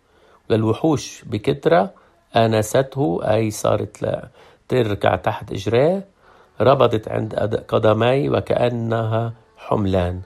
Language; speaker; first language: Arabic; native; Arabic